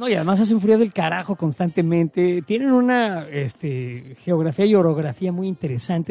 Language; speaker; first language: Spanish; native; Spanish